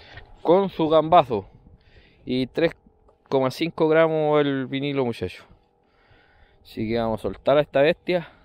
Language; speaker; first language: Spanish; native; Spanish